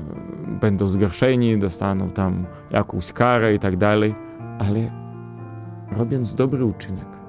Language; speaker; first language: Polish; non-native, fluent; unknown